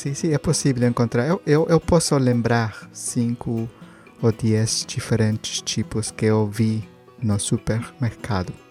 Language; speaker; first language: Portuguese; non-native, learner; Spanish